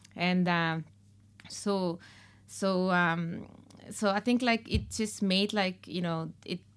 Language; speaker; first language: English; non-native, fluent; Spanish